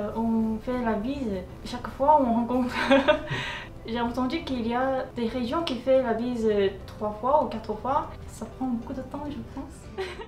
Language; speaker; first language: French; non-native, learner; Korean